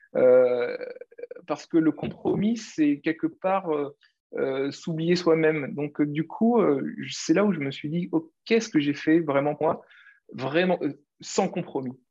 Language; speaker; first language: French; native; French